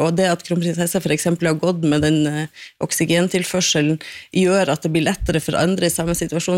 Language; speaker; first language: Norwegian; native; Norwegian